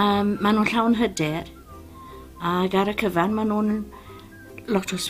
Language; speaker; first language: Welsh; native; Welsh